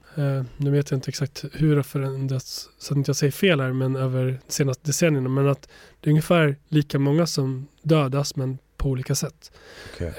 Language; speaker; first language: Swedish; early bilingual, other home language; Albanian